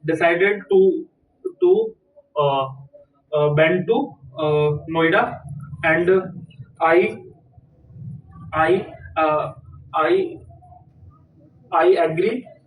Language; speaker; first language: English; non-native, learner; Hindi